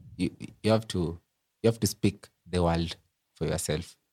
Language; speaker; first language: English; non-native, local second language; Luo (Kenya and Tanzania)